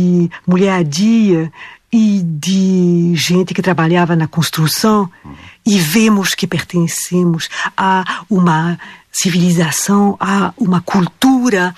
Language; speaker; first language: Portuguese; non-native, fluent; French